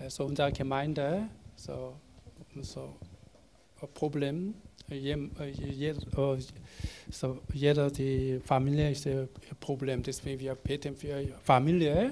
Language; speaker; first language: German; non-native, learner; Korean